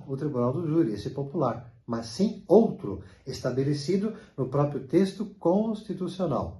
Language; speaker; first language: Portuguese; native; Portuguese